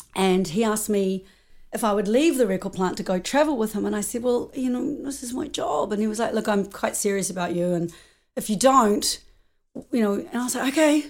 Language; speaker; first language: English; native; English